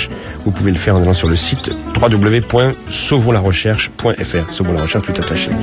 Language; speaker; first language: French; native; French